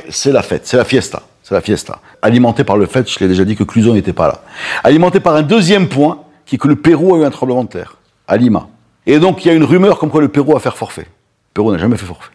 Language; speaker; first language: French; non-native, local second language; Arabic